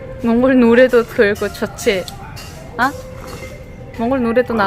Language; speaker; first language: Korean; non-native, fluent; Mongolian